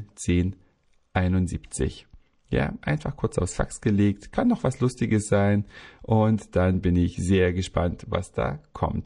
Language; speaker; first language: German; native; German